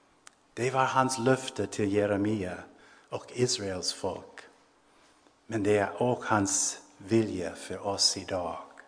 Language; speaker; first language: Swedish; non-native, fluent; English